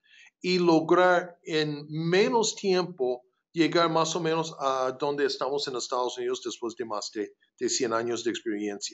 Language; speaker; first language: Spanish; non-native, fluent; English